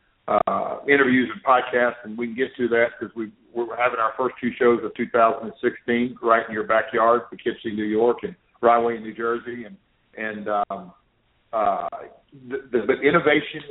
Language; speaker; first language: English; native; English